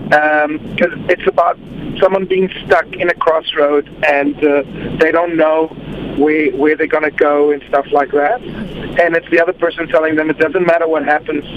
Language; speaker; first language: English; non-native, fluent; Portuguese